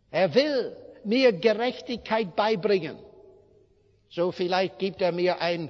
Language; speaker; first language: German; non-native, fluent; English